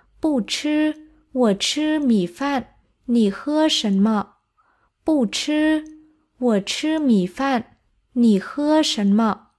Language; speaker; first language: Chinese; non-native, fluent; Vietnamese